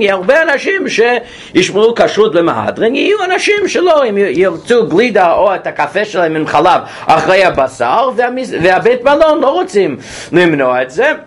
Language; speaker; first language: Hebrew; non-native, fluent; English